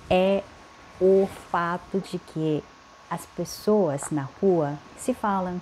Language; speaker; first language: Portuguese; non-native, fluent; Korean